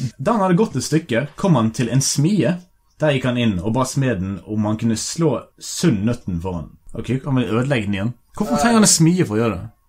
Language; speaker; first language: Norwegian; native; Norwegian